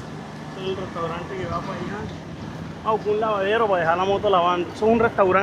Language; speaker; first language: Spanish; native; Spanish